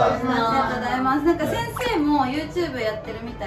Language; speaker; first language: Japanese; native; Japanese